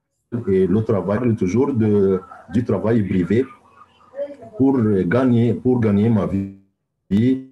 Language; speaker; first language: French; non-native, fluent; Arabic